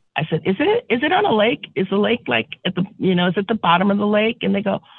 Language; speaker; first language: English; native; English